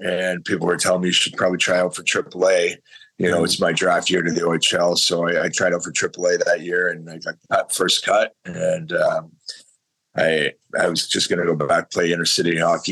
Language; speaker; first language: English; native; English